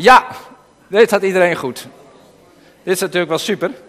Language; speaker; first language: Dutch; native; Dutch